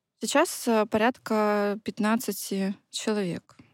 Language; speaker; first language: Russian; native; Russian